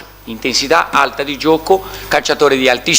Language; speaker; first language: Italian; non-native, fluent; Portuguese